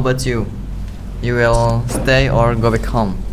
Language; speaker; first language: English; non-native, learner; Indonesian